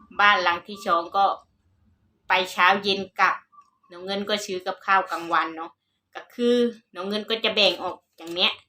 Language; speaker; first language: Thai; non-native, local second language; Northeastern Thai